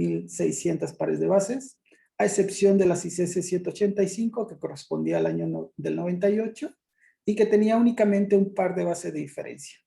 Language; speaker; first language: Spanish; native; Spanish